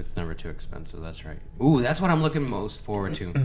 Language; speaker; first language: English; early bilingual, other home language; Spanish